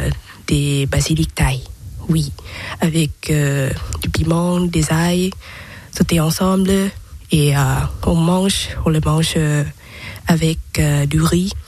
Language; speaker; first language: French; non-native, learner; Thai